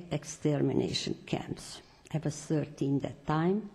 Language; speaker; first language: English; non-native, fluent; Romanian